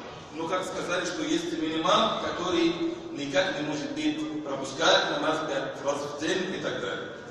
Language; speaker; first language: Russian; non-native, fluent; Arabic